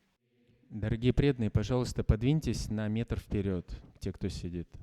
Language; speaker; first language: Russian; native; Russian